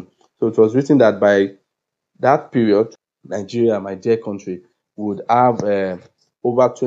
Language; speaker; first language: English; non-native, local second language; Yoruba